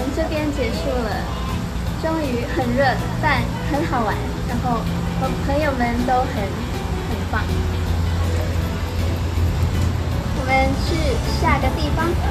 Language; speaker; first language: Chinese; non-native, fluent; Thai